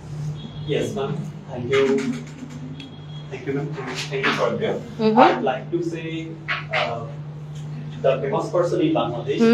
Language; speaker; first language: English; non-native, learner; Bangla